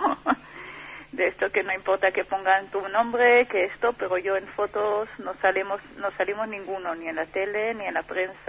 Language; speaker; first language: Spanish; non-native, fluent; Hebrew